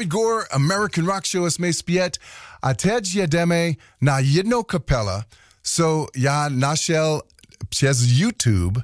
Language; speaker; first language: Czech; non-native, learner; English